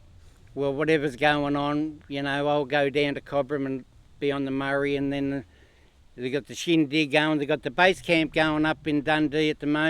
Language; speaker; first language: English; native; English